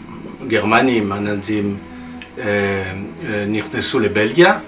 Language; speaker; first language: Hebrew; non-native, fluent; French